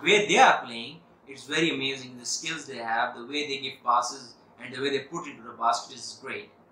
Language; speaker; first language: English; non-native, local second language; Urdu